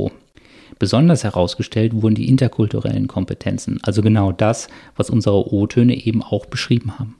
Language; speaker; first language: German; native; German